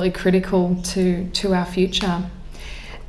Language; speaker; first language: English; native; English